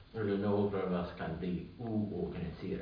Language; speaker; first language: Swedish; non-native, learner; English